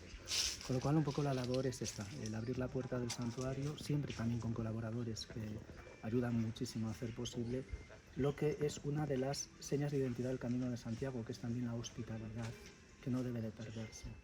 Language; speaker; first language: Spanish; native; Spanish